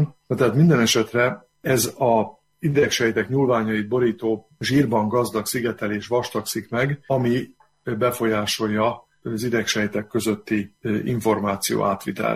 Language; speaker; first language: Hungarian; native; Hungarian